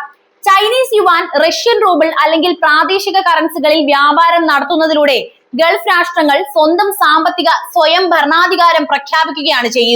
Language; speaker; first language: Malayalam; native; Malayalam